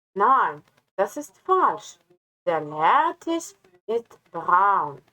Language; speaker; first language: German; non-native, learner; Ukrainian